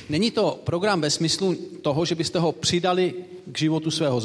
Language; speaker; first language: Czech; native; Czech